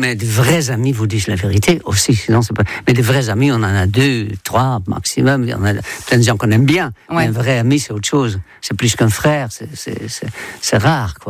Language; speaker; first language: French; non-native, fluent; Dutch